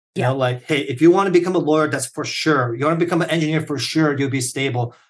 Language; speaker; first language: English; early bilingual, other home language; Korean